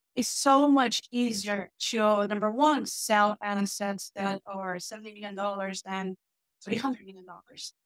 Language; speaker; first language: English; non-native, fluent; Portuguese